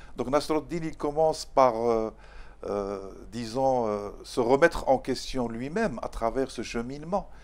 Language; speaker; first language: French; non-native, local second language; Arabic